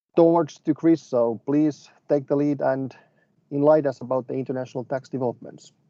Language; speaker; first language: English; non-native, fluent; Finnish